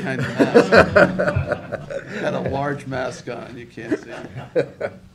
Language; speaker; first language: English; native; English